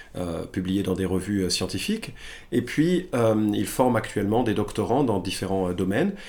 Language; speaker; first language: French; native; French